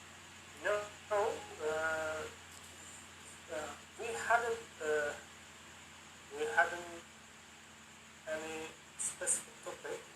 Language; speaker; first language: English; non-native, learner; Turkish